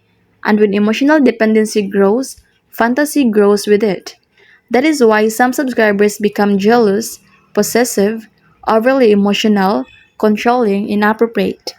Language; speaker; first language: English; non-native, local second language; Filipino